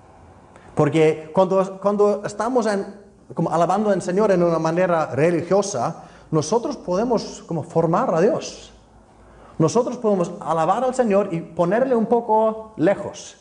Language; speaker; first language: Spanish; non-native, fluent; Icelandic